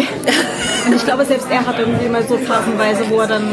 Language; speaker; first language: German; native; German